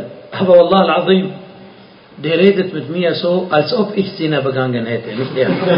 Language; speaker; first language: German; non-native, fluent; Arabic